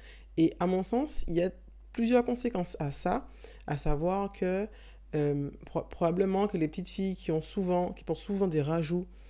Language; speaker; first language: French; native; French